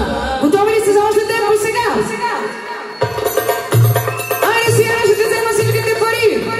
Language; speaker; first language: Bulgarian; native; Bulgarian